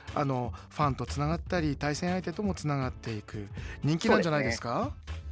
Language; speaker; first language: Japanese; native; Japanese